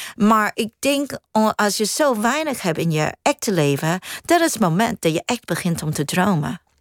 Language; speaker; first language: Dutch; non-native, fluent; Cantonese